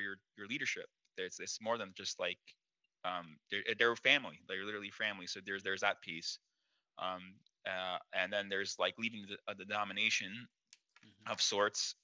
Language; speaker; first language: English; native; English